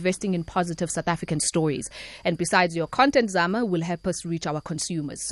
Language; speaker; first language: English; non-native, local second language; Zulu